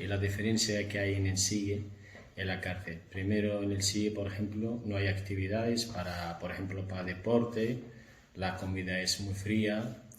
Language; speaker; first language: Spanish; non-native, fluent; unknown